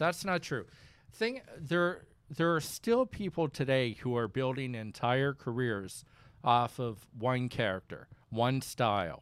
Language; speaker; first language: English; native; English